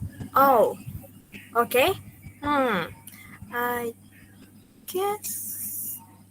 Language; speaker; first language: English; non-native, learner; Indonesian